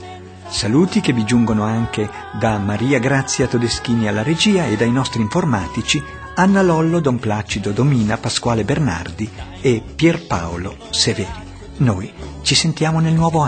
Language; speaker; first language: Italian; native; Italian